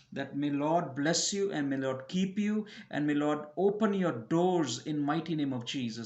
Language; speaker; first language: English; non-native, local second language; Hindi